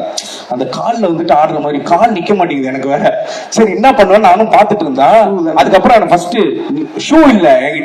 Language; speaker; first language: Tamil; native; Tamil